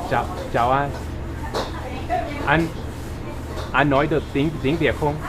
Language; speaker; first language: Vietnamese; non-native, learner; English